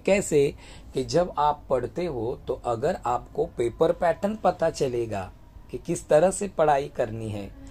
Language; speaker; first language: Hindi; non-native, local second language; Marathi